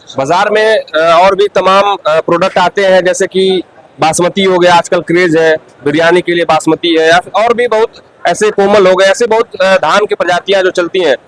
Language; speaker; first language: Hindi; native; Hindi